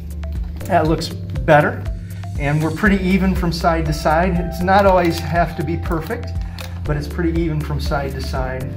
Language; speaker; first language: English; native; English